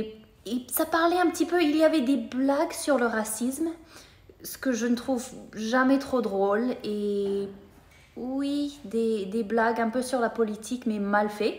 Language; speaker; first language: French; non-native, fluent; English